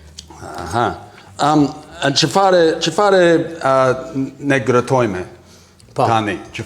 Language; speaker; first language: Albanian; non-native, learner; English